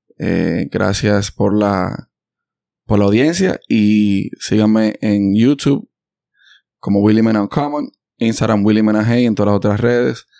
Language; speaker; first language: Spanish; native; Spanish